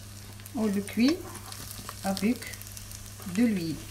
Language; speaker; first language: French; non-native, fluent; Arabic